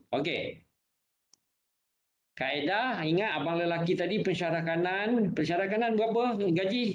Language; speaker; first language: Malay; native; Malay